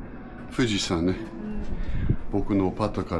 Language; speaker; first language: Japanese; non-native, learner; English